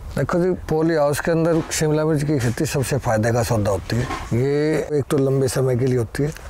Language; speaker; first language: Hindi; native; Hindi